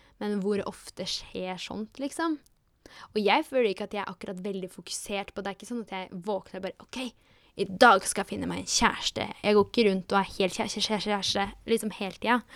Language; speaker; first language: Norwegian; early bilingual, other home language; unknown